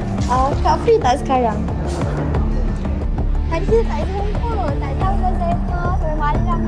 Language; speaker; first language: Malay; native; Malay